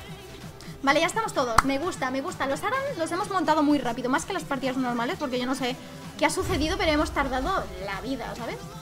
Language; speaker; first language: Spanish; native; Spanish